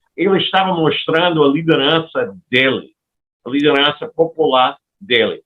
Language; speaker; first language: Portuguese; non-native, fluent; English